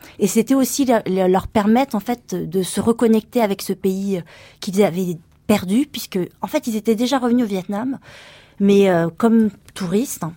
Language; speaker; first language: French; early bilingual, other home language; Vietnamese